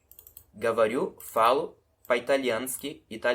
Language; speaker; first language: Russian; non-native, fluent; Portuguese